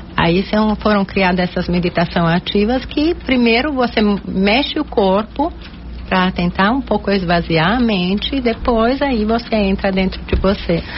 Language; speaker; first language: Portuguese; non-native, fluent; Italian